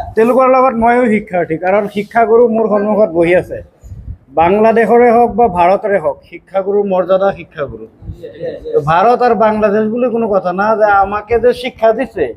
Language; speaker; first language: Bangla; non-native, local second language; Assamese